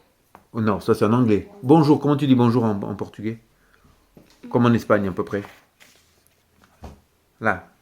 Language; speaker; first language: French; native; French